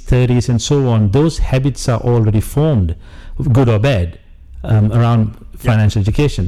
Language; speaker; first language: English; non-native, local second language; Sinhala